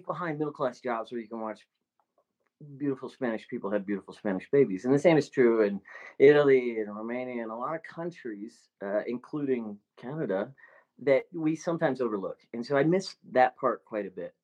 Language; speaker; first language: English; native; English